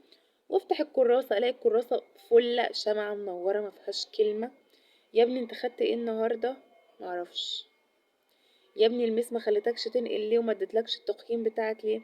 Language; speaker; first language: Arabic; native; Arabic